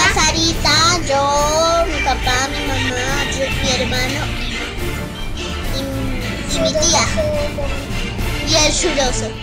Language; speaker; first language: Spanish; native; Spanish